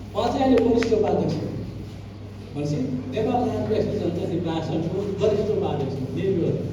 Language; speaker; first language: Nepali; non-native, local second language; Gurung